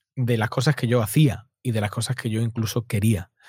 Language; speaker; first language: Spanish; native; Spanish